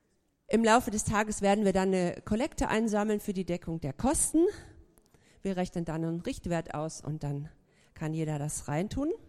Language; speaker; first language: German; native; German